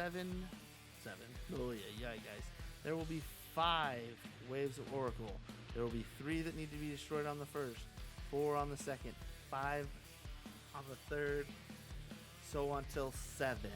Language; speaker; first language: English; native; English